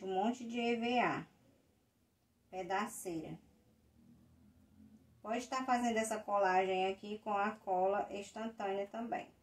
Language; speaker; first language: Portuguese; native; Portuguese